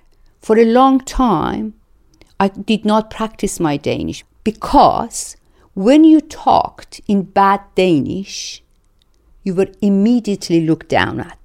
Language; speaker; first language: English; non-native, fluent; Persian